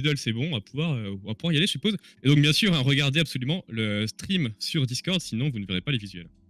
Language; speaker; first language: French; native; French